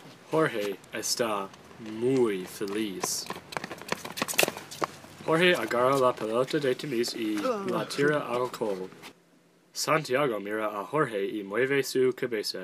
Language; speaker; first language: Spanish; non-native, learner; English